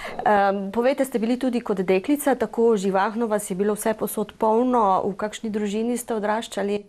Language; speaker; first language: Slovenian; native; Slovenian